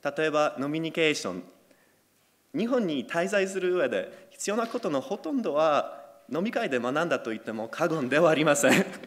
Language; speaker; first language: Japanese; non-native, fluent; Polish